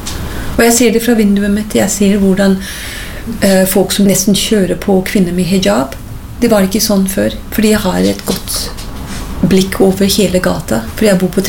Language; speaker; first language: Norwegian; non-native, fluent; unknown